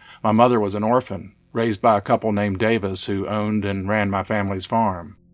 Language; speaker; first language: English; native; English